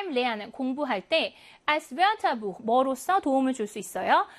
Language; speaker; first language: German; non-native, fluent; Korean